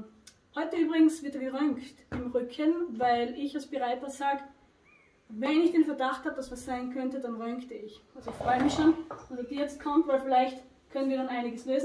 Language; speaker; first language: German; native; German